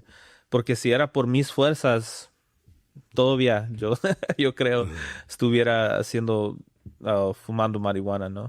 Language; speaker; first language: Spanish; early bilingual, other home language; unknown